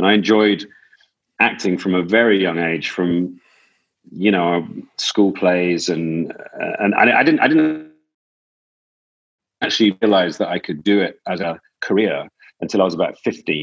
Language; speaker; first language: English; native; English